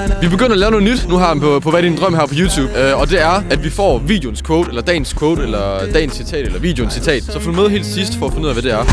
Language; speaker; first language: Danish; native; Danish